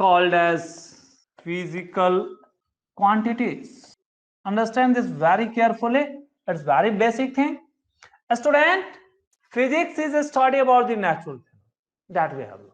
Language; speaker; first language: English; non-native, local second language; Hindi